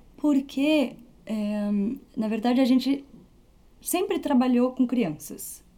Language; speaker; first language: Portuguese; early bilingual, heritage; Portuguese